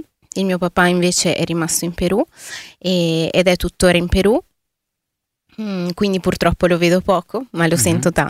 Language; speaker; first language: Italian; early bilingual, other home language; Spanish